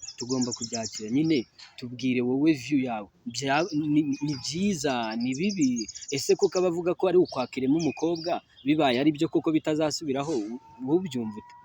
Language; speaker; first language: Kinyarwanda; native; Kinyarwanda